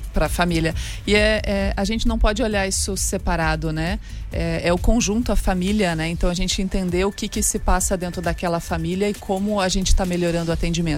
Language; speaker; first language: Portuguese; native; Portuguese